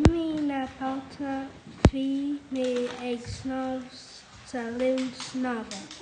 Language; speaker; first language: Irish; non-native, local second language; English